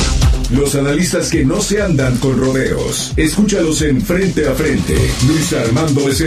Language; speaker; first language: Spanish; native; Spanish